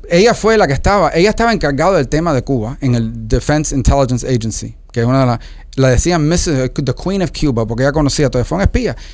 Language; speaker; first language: Spanish; early bilingual, heritage; Spanish